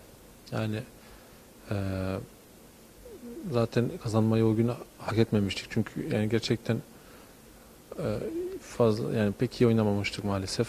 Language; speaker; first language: Turkish; early bilingual, heritage; Turkish